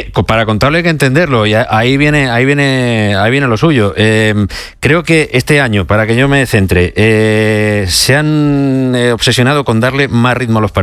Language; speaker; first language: Spanish; native; Spanish